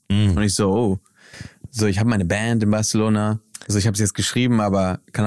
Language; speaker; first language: German; early bilingual, heritage; German